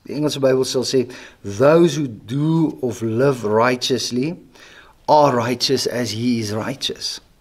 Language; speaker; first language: English; non-native, local second language; Afrikaans